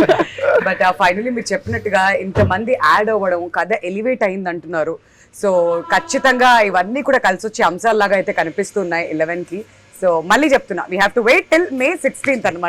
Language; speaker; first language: Telugu; native; Telugu